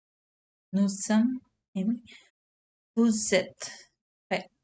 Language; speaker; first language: French; non-native, learner; Urdu